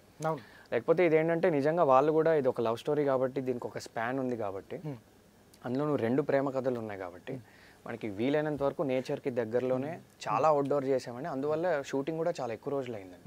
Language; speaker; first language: Telugu; native; Telugu